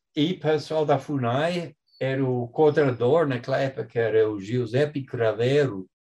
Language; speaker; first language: Portuguese; non-native, fluent; English